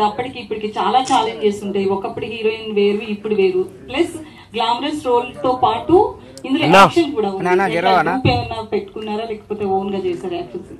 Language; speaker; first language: Telugu; native; Telugu